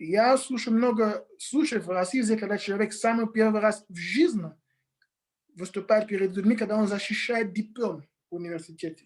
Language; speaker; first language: Russian; non-native, fluent; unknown